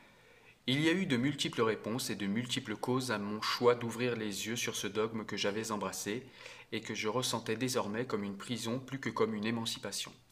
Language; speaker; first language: French; native; French